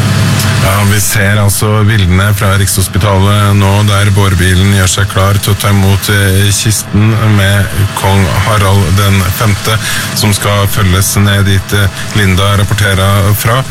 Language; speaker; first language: Norwegian; native; Norwegian